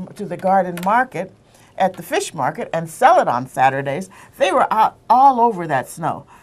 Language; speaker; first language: English; native; English